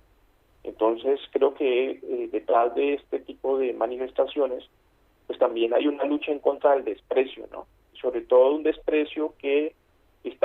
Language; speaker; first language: Spanish; native; Spanish